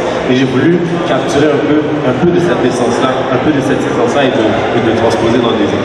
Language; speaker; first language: French; native; French